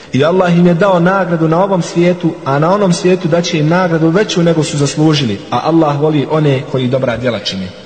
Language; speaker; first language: Bosnian; non-native, fluent; Arabic